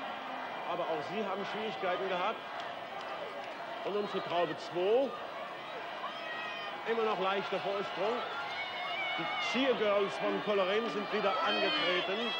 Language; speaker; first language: German; native; German